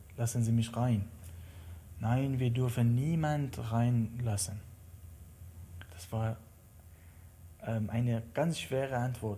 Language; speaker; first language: German; non-native, learner; Persian